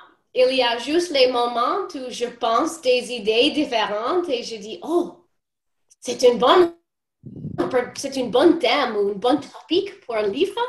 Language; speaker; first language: French; non-native, fluent; English